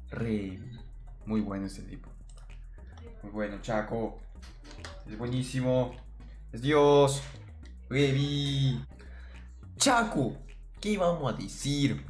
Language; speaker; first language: Spanish; native; Spanish